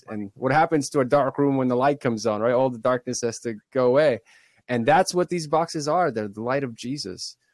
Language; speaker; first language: English; early bilingual, other home language; Russian